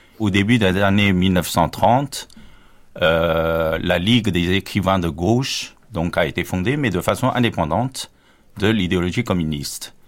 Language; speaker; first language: French; non-native, fluent; Chinese